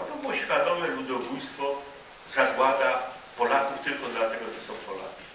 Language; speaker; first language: Polish; native; Polish